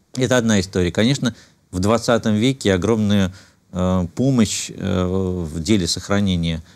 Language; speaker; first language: Russian; native; Russian